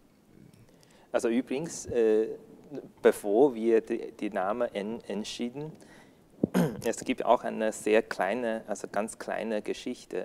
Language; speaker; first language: German; non-native, learner; Chinese